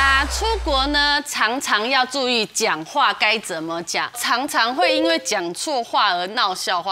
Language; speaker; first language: Chinese; native; Chinese